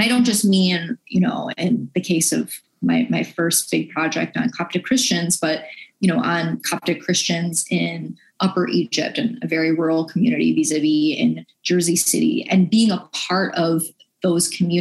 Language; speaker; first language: English; native; English